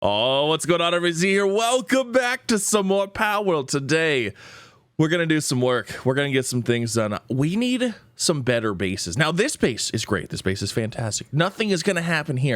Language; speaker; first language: English; native; English